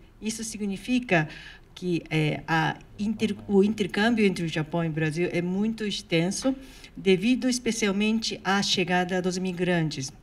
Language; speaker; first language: Portuguese; non-native, fluent; Japanese